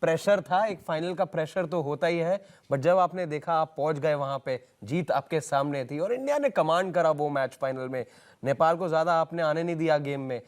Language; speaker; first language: Hindi; native; Hindi